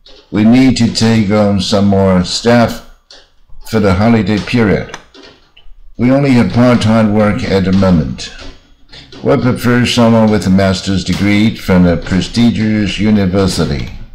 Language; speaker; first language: English; non-native, fluent; Chinese